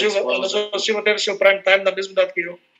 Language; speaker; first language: Portuguese; native; Portuguese